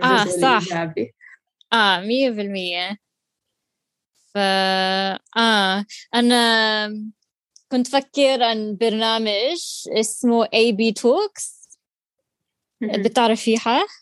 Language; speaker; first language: Arabic; non-native, learner; English